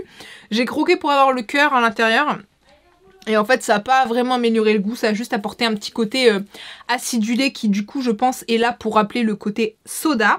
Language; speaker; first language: French; native; French